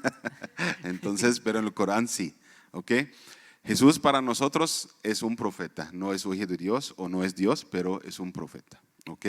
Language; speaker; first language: Spanish; non-native, fluent; Arabic